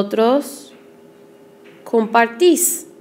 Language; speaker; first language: Spanish; non-native, fluent; English